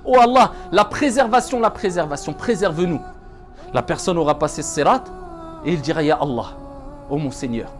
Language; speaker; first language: French; native; French